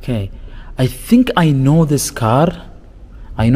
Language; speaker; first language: English; non-native, learner; Arabic